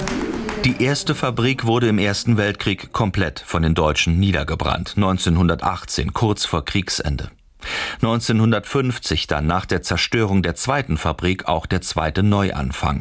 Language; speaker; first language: German; native; German